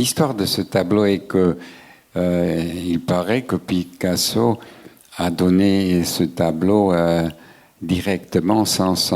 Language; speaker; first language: French; non-native, local second language; German